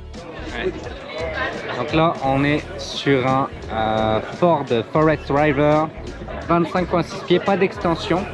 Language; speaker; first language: French; native; French